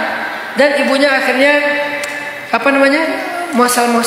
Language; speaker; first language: Indonesian; native; Indonesian